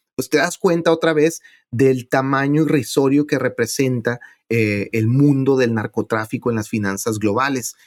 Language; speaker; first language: Spanish; native; Spanish